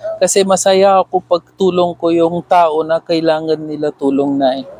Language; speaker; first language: Filipino; non-native, learner; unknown